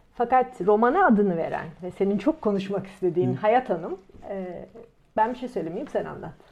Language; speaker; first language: Turkish; native; Turkish